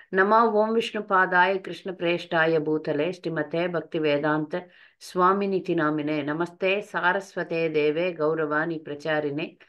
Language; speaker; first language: Hindi; non-native, local second language; Tamil